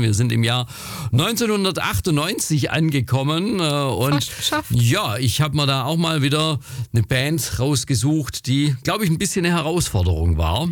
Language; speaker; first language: German; native; German